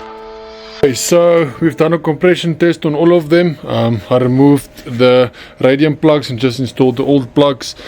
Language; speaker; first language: English; non-native, local second language; Afrikaans